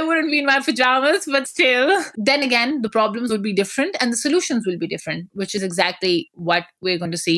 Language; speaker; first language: English; non-native, local second language; Pashto